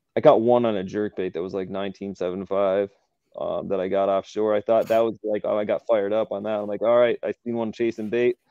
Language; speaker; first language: English; native; English